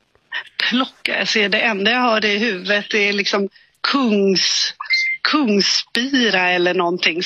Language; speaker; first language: Swedish; native; Swedish